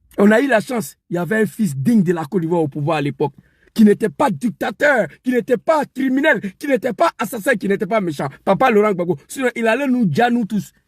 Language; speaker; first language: French; non-native, local second language; Dyula